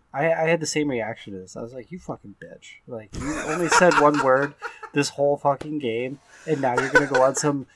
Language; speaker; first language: English; native; English